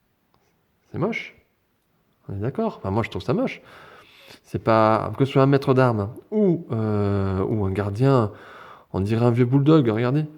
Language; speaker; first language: French; native; French